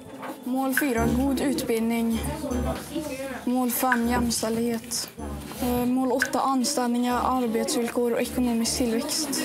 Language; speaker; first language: Swedish; native; Swedish